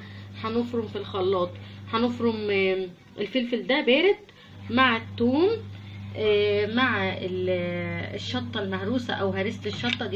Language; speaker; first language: Arabic; native; Arabic